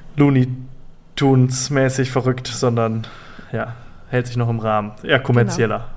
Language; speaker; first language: German; native; German